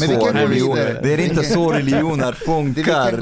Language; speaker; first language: Swedish; non-native, fluent; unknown